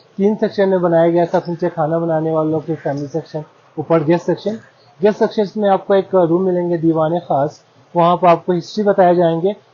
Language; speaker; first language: Hindi; non-native, local second language; Balti